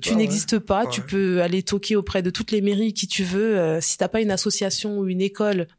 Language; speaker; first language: French; early bilingual, other home language; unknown